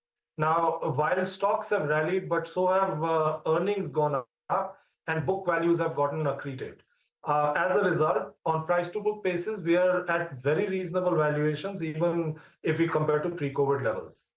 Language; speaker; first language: English; non-native, local second language; Hindi